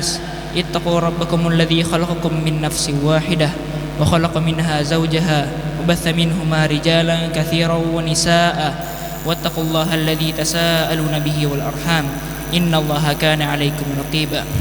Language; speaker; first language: Arabic; non-native, learner; Indonesian